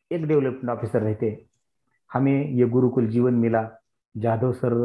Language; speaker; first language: Hindi; non-native, local second language; Marathi